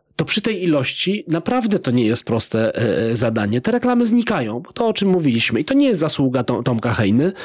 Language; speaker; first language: Polish; native; Polish